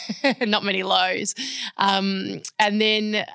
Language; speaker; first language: English; native; English